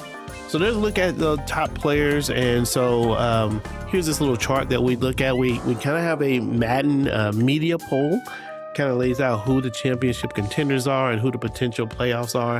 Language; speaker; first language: English; native; English